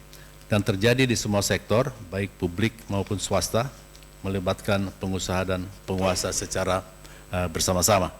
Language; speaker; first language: Indonesian; native; Indonesian